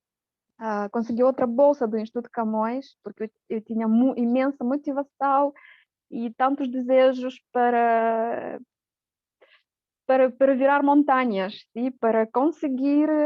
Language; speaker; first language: Portuguese; non-native, fluent; Romanian